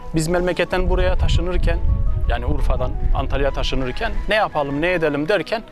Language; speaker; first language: Turkish; native; Turkish